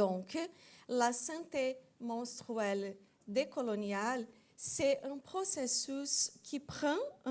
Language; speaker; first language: French; non-native, fluent; Portuguese